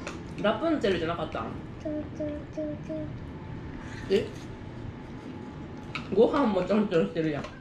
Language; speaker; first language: Japanese; native; Japanese